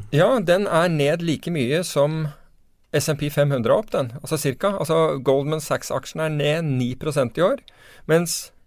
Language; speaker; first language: Norwegian; non-native, fluent; English